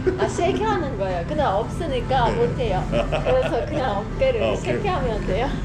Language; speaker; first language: Korean; non-native, learner; Persian